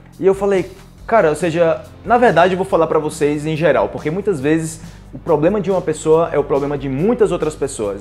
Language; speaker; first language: Portuguese; native; Portuguese